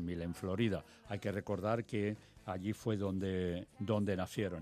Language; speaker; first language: Spanish; native; Spanish